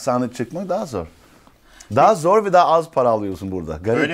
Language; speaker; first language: Turkish; early bilingual, heritage; Turkish